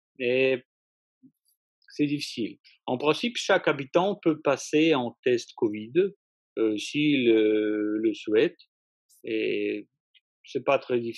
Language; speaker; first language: French; non-native, fluent; Russian